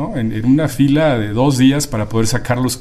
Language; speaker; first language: Spanish; native; Spanish